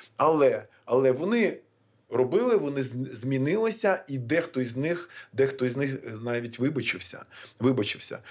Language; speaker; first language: Ukrainian; non-native, local second language; Russian